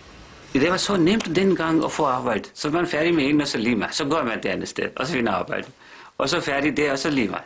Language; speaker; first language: Danish; non-native, fluent; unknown